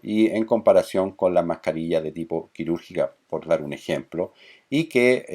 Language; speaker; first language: Spanish; native; Spanish